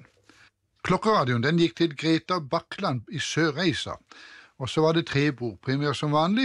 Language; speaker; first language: Norwegian; native; Norwegian